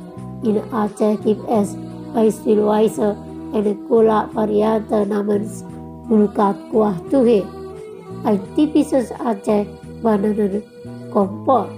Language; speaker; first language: German; non-native, fluent; Indonesian